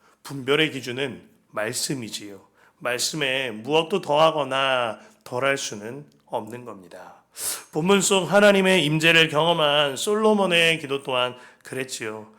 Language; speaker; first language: Korean; native; Korean